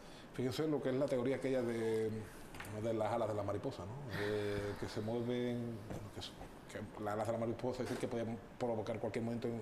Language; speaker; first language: Spanish; native; Spanish